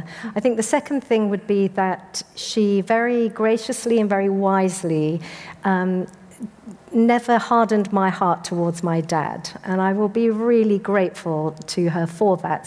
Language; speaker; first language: English; native; English